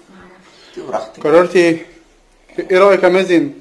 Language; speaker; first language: Arabic; native; Arabic